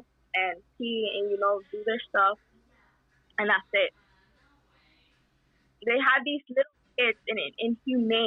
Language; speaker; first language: English; non-native, fluent; Spanish